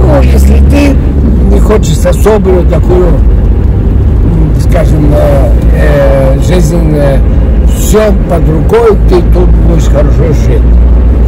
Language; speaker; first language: Russian; early bilingual, heritage; Russian